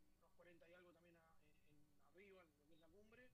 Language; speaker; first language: Spanish; native; Spanish